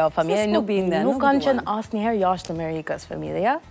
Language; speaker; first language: Albanian; non-native, learner; English